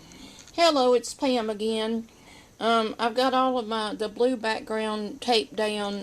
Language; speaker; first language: English; native; English